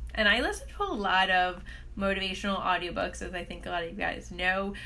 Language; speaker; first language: English; native; English